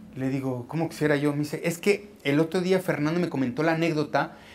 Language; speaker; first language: Spanish; native; Spanish